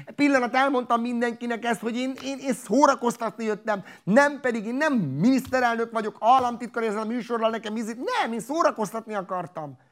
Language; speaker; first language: Hungarian; non-native, local second language; Romany